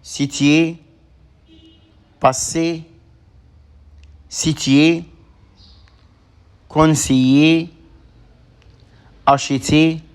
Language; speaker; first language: French; non-native, fluent; Arabic